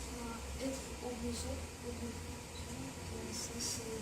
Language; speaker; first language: French; non-native, learner; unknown